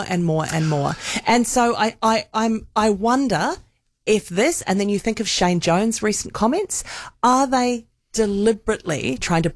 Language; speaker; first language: English; native; English